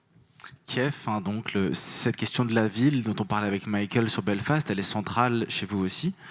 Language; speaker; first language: French; native; French